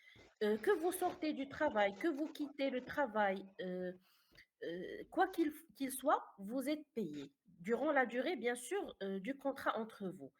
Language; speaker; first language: French; non-native, fluent; Arabic